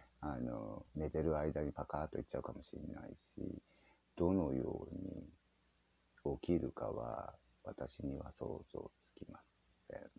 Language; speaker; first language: Japanese; native; Japanese